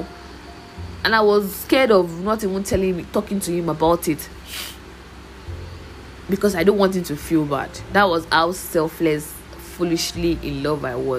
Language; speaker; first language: English; non-native, local second language; Yoruba